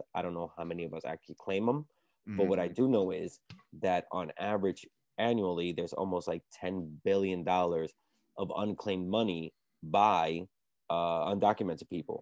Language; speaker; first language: English; early bilingual, other home language; Spanish